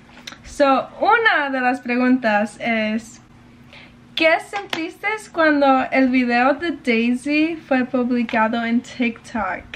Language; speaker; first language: Spanish; early bilingual, heritage; English